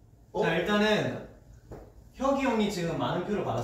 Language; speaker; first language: Korean; native; Korean